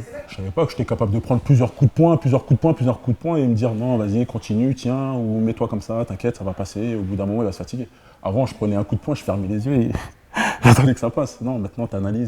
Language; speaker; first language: French; native; French